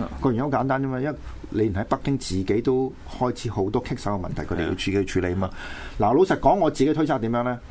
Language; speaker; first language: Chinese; non-native, local second language; Cantonese